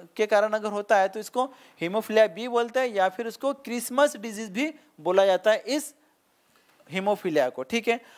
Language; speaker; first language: Hindi; non-native, local second language; Marathi